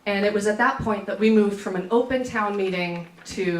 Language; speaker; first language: English; native; English